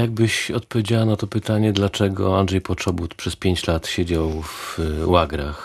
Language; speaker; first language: Polish; native; Polish